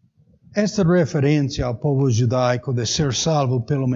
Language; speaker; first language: Portuguese; native; Portuguese